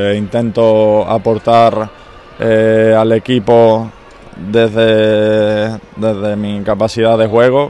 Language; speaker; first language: Spanish; native; Spanish